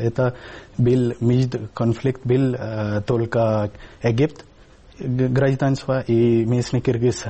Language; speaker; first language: Russian; non-native, learner; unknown